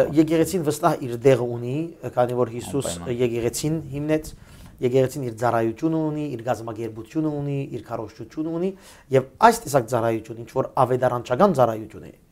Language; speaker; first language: Armenian; early bilingual, heritage; Armenian